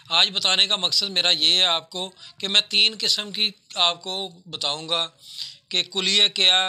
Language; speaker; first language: Urdu; non-native, local second language; Punjabi